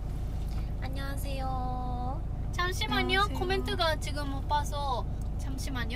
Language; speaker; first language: Korean; non-native, fluent; Vietnamese